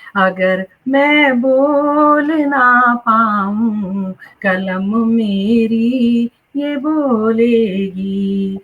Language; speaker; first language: Hindi; native; Hindi